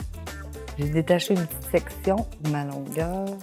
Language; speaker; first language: French; native; French